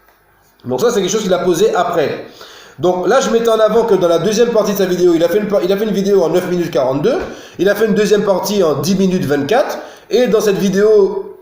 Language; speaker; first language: French; native; French